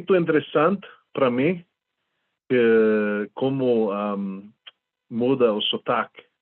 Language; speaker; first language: Portuguese; non-native, fluent; English